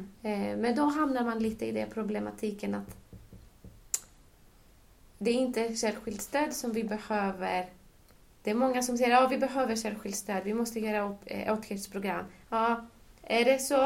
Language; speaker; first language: Swedish; non-native, fluent; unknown